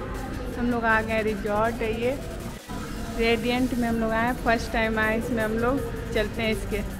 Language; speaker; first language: Hindi; native; Hindi